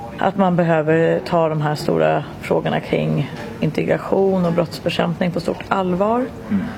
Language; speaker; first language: Swedish; native; Swedish